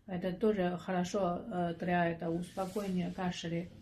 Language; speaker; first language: Russian; non-native, learner; Chinese